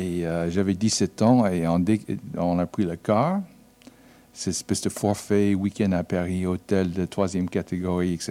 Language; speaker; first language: French; non-native, fluent; English